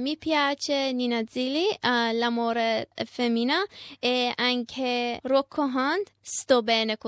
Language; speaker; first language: Italian; non-native, learner; Persian